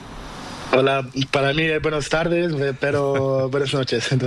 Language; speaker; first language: Spanish; non-native, learner; Portuguese